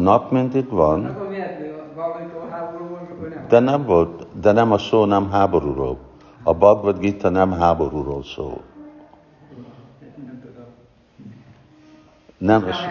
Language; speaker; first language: Hungarian; non-native, fluent; English